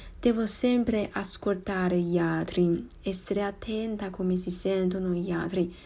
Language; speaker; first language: Italian; non-native, fluent; Chinese